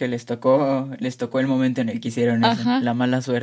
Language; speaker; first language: Spanish; native; Spanish